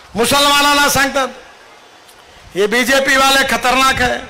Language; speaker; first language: Hindi; non-native, local second language; Marathi